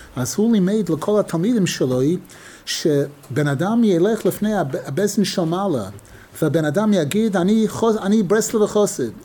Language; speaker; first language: Hebrew; non-native, fluent; English